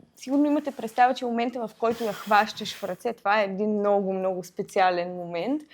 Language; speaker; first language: Bulgarian; native; Bulgarian